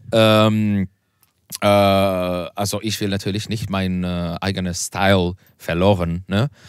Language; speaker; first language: German; non-native, learner; Spanish